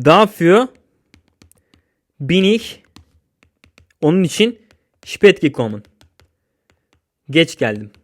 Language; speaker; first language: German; non-native, fluent; Turkish